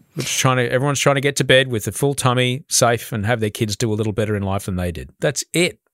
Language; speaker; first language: English; native; English